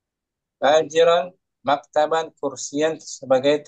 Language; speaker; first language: Indonesian; native; Indonesian